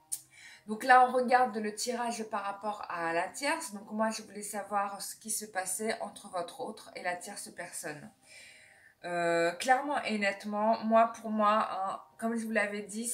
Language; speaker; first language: French; native; French